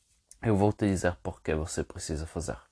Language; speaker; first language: Portuguese; non-native, fluent; Spanish